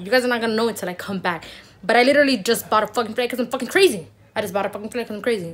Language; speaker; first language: English; early bilingual, other home language; Spanish